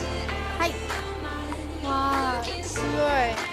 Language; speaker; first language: Japanese; non-native, learner; English